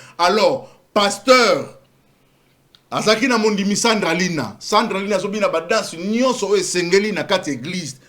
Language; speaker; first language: Lingala; native; Lingala